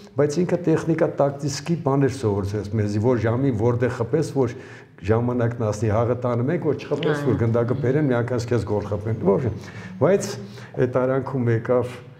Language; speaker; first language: Armenian; early bilingual, other home language; Ukrainian